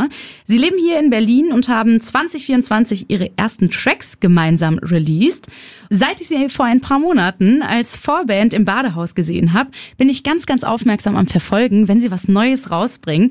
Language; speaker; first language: German; native; German